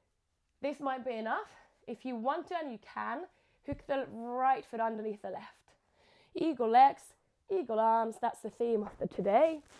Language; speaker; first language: English; non-native, fluent; Finnish